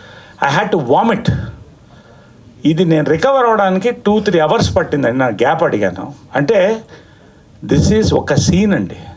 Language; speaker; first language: Telugu; native; Telugu